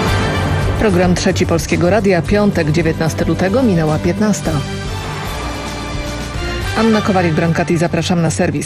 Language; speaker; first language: Polish; native; Polish